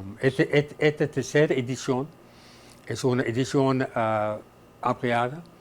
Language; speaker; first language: Spanish; non-native, fluent; English